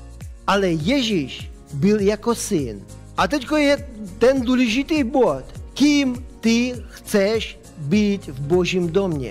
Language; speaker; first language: Czech; non-native, fluent; Russian